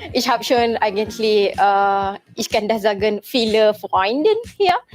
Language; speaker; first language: German; non-native, learner; Malay